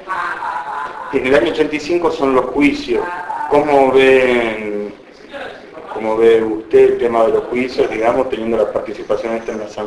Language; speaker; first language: Spanish; native; Spanish